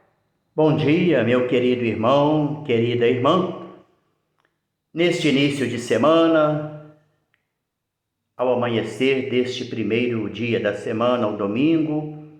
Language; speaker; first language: Portuguese; native; Portuguese